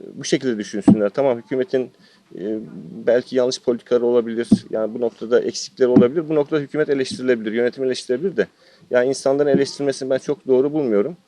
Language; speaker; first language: Turkish; native; Turkish